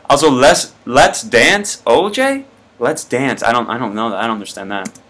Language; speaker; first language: English; native; English